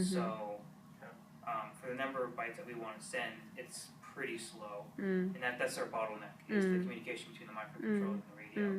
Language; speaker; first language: English; native; English